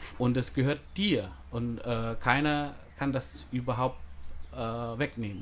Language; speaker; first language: German; non-native, fluent; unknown